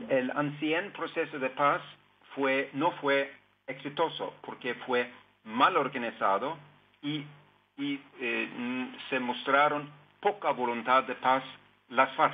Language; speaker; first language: Spanish; non-native, fluent; Norwegian